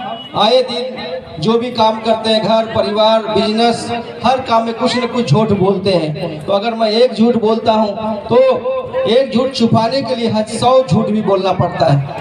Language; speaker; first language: Hindi; native; Hindi